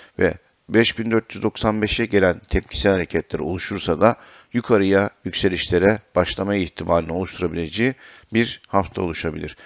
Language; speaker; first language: Turkish; native; Turkish